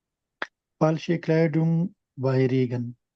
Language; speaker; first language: German; non-native, learner; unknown